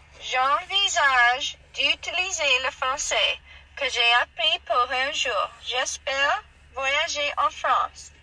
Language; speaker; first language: French; non-native, learner; English